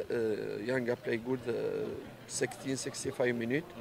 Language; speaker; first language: English; non-native, learner; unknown